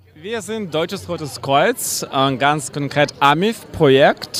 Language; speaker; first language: German; non-native, fluent; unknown